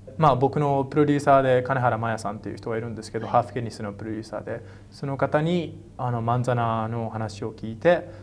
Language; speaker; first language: Japanese; native; Japanese